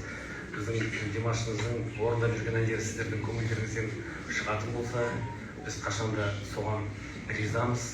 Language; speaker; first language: Kazakh; native; Kazakh